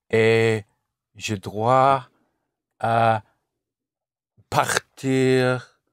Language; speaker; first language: French; non-native, learner; English